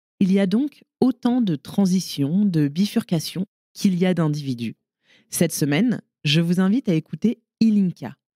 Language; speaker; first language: French; native; French